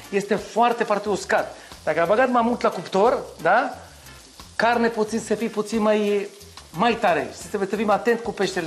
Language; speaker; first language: Romanian; non-native, learner; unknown